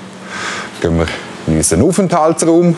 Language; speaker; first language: German; native; German